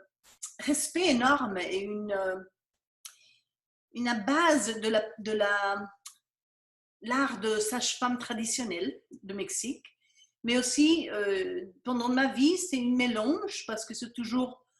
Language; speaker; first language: French; non-native, fluent; Spanish